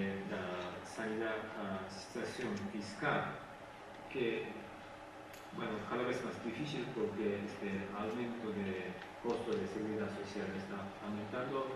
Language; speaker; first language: Spanish; non-native, fluent; Japanese